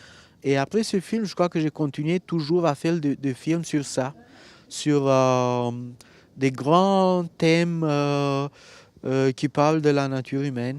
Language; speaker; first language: French; non-native, fluent; Romanian